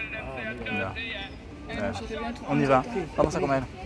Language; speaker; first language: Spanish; non-native, learner; French